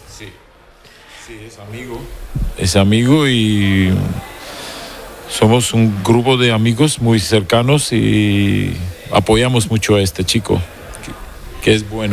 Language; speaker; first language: Spanish; non-native, fluent; Georgian